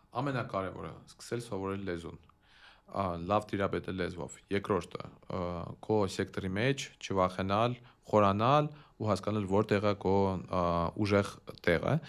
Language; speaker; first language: Armenian; early bilingual, heritage; Armenian